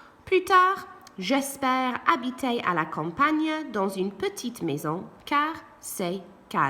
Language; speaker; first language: French; non-native, fluent; English